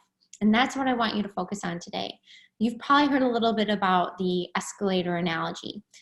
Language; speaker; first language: English; native; English